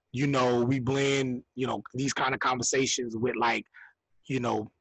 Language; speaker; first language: English; native; English